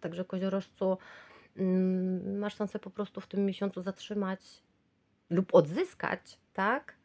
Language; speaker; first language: Polish; native; Polish